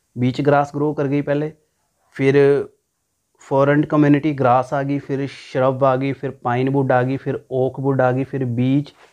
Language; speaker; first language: Hindi; non-native, local second language; Punjabi